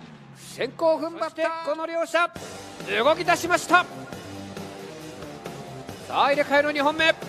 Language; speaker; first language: Japanese; native; Japanese